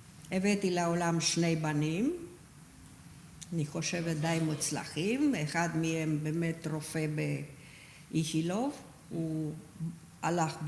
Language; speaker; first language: Hebrew; non-native, fluent; Romanian